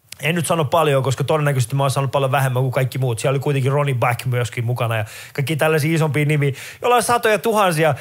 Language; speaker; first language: Finnish; early bilingual, other home language; Persian